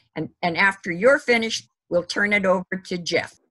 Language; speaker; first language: English; native; English